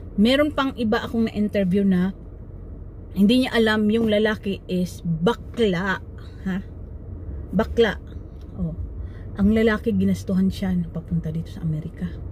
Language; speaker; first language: Filipino; non-native, local second language; Cebuano